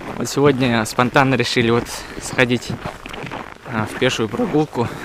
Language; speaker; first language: Russian; non-native, local second language; Yakut